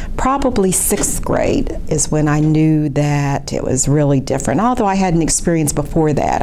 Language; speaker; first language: English; native; English